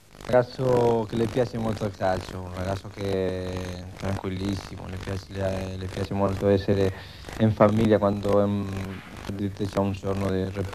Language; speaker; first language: Italian; non-native, fluent; Spanish